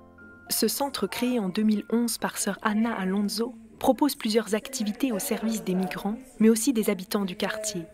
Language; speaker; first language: French; native; French